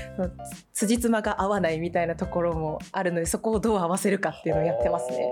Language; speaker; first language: Japanese; native; Japanese